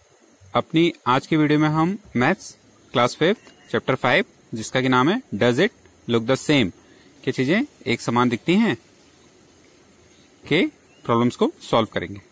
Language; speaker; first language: Hindi; native; Hindi